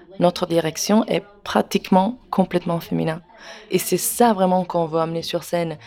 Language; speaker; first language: French; non-native, fluent; Italian